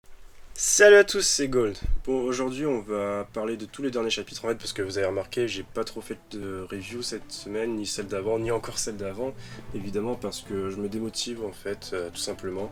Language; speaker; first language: French; native; French